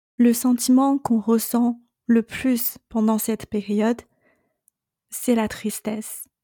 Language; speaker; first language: French; non-native, fluent; Chinese